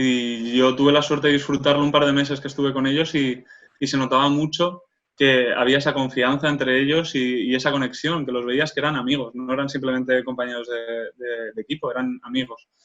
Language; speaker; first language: Spanish; non-native, local second language; Catalan